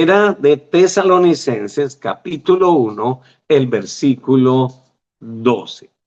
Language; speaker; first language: Spanish; native; Spanish